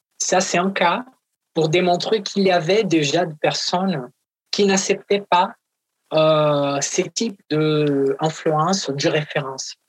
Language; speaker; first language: French; non-native, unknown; Portuguese